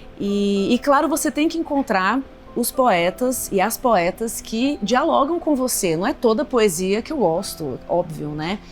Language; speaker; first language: Portuguese; native; Portuguese